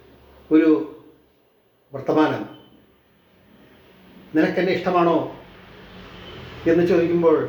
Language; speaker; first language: Malayalam; native; Malayalam